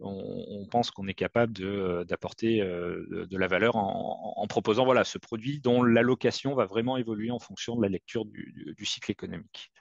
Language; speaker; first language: French; native; French